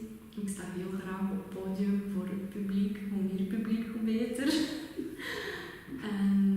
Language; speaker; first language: Dutch; non-native, fluent; Russian